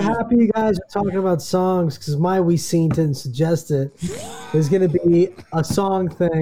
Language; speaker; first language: English; native; English